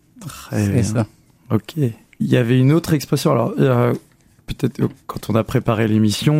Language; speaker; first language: French; native; French